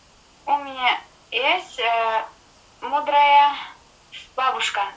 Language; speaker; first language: Russian; non-native, learner; Kyrgyz